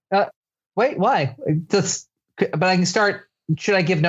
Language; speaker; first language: English; native; English